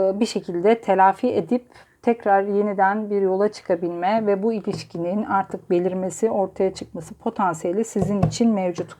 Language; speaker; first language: Turkish; native; Turkish